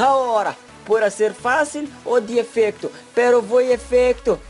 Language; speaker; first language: Portuguese; non-native, learner; Spanish